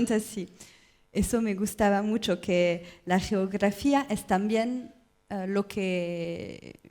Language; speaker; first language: Spanish; non-native, learner; French